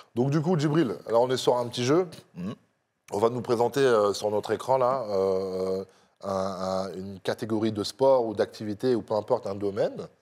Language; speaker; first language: French; native; French